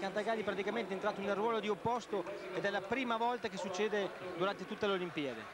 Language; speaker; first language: Italian; native; Italian